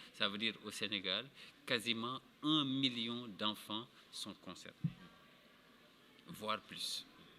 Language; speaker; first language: French; non-native, local second language; Wolof